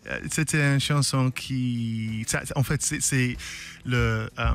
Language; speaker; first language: French; non-native, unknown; English